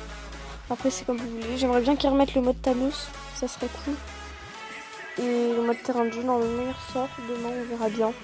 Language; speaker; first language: French; native; French